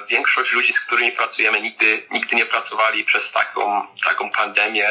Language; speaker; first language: Polish; early bilingual, heritage; Polish